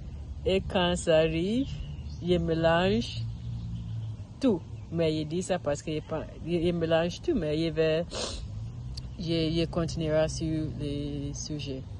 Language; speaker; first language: French; non-native, learner; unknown